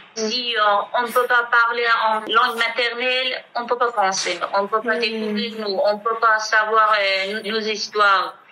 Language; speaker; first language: French; non-native, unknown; Kurdish